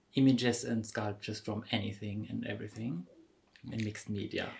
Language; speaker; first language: English; non-native, fluent; Swedish